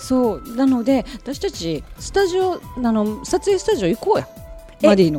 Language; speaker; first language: Japanese; native; Japanese